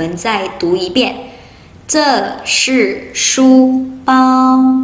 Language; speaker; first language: Chinese; non-native, fluent; Indonesian